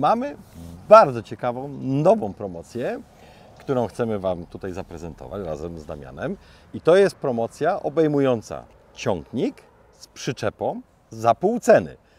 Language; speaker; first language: Polish; native; Polish